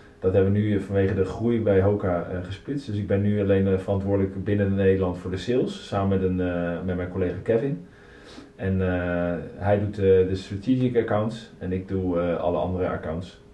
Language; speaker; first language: Dutch; native; Dutch